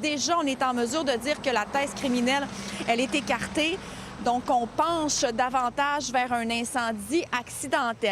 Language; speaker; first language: French; native; French